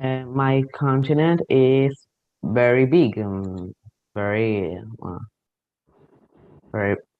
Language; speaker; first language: English; non-native, learner; Spanish